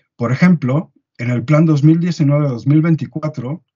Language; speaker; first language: Spanish; native; Spanish